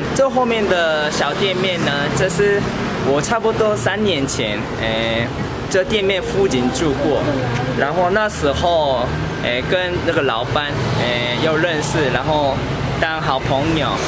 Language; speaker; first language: Chinese; non-native, fluent; Korean